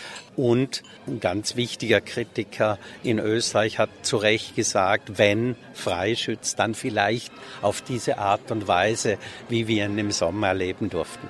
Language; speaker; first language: German; native; German